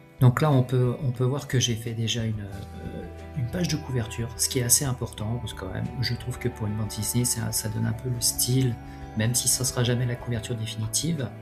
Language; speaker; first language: French; native; French